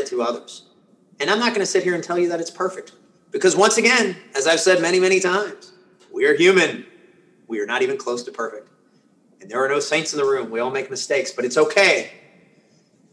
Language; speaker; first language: English; early bilingual, other home language; Spanish